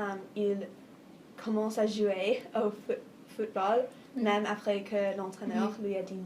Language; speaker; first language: French; non-native, fluent; English